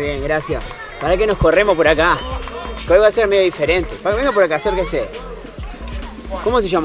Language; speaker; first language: Spanish; native; Spanish